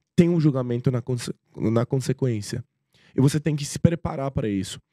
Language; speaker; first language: Portuguese; non-native, fluent; Persian